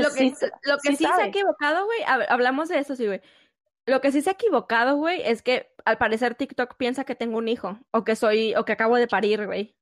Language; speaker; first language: Spanish; native; Spanish